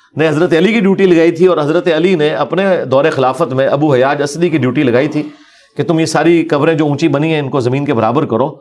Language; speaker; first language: Urdu; non-native, local second language; Punjabi